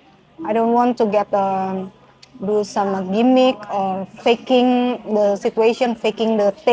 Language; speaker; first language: English; non-native, fluent; Indonesian